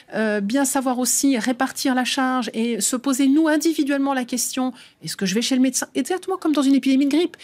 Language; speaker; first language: French; native; French